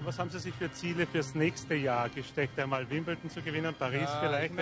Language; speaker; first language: German; native; German